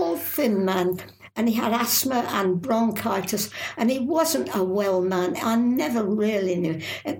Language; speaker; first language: English; native; English